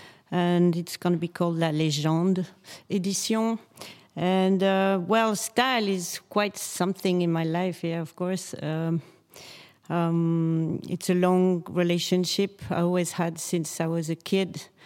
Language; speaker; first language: English; non-native, learner; French